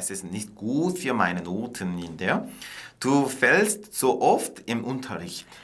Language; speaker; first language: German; non-native, fluent; Korean